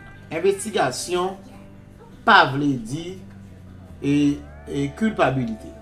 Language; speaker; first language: Haitian Creole; native; Haitian Creole